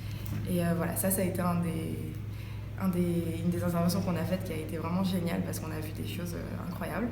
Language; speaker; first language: French; native; French